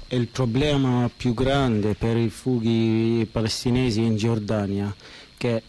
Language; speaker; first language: Italian; non-native, learner; Arabic